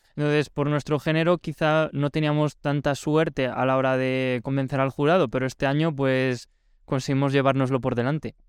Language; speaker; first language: Spanish; native; Spanish